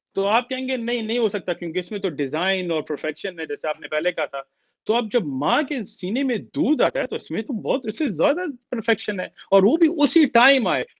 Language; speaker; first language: Urdu; early bilingual, heritage; Urdu